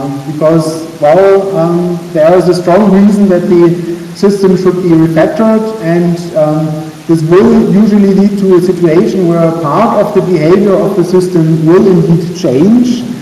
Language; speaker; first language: English; non-native, fluent; German